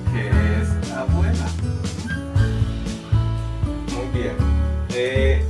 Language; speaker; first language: Spanish; non-native, local second language; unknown